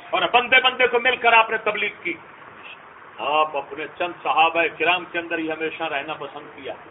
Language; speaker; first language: Urdu; non-native, local second language; Punjabi